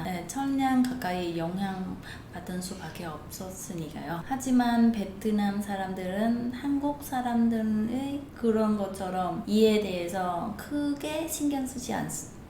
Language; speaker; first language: Korean; non-native, fluent; Vietnamese